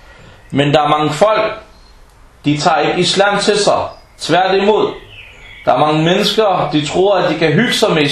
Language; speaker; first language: Danish; non-native, local second language; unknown